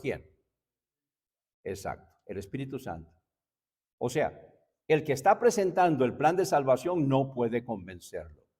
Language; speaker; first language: Spanish; native; Spanish